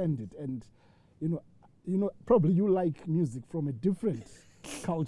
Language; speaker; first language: English; non-native, local second language; Shona